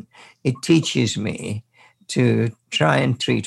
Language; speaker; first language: English; native; English